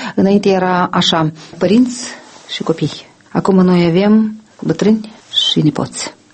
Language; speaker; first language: Romanian; non-native, local second language; Russian